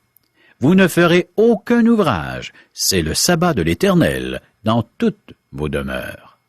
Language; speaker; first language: French; native; French